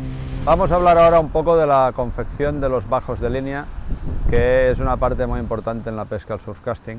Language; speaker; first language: Spanish; native; Spanish